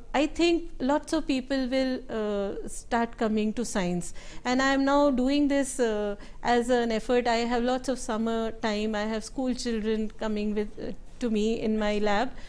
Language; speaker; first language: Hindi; native; Hindi